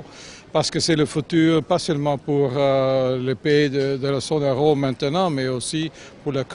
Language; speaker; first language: French; non-native, fluent; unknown